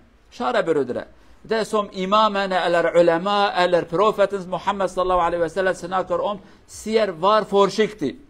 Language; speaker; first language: Norwegian; non-native, learner; Kurdish